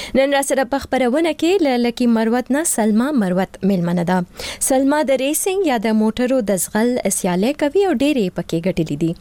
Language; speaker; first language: Pashto; native; Pashto